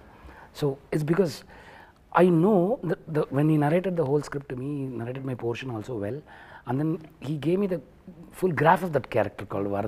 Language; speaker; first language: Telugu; non-native, learner; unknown